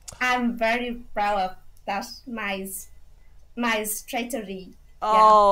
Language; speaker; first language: English; non-native, fluent; Vietnamese